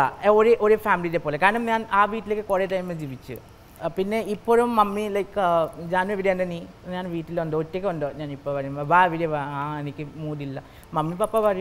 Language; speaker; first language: Malayalam; non-native, local second language; Assamese